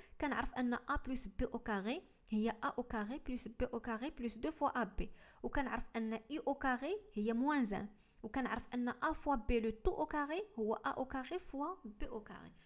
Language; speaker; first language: French; non-native, local second language; Arabic